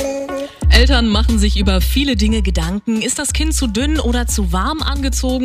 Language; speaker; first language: German; native; German